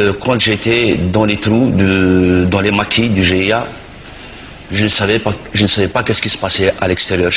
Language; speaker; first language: French; non-native, local second language; Kabyle